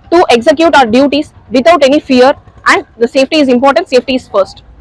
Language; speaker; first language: English; non-native, local second language; Telugu